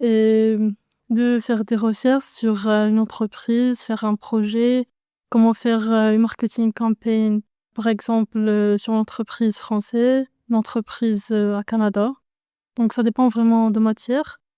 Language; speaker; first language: French; non-native, fluent; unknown